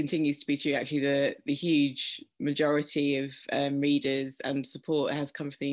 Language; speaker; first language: English; native; English